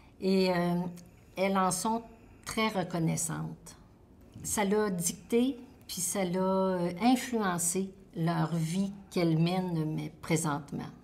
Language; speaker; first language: French; native; French